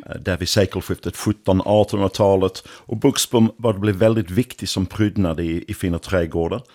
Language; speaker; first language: Swedish; non-native, fluent; English